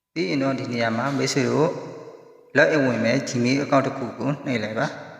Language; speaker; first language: Burmese; native; Burmese